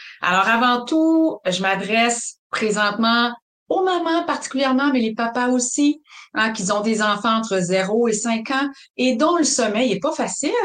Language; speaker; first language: French; native; French